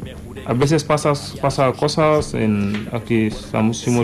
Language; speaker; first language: Spanish; non-native, learner; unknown